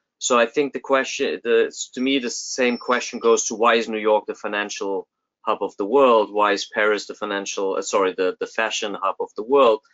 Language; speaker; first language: English; non-native, fluent; German